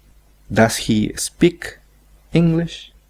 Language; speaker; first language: English; non-native, fluent; Spanish